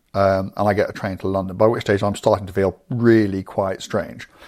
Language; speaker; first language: English; native; English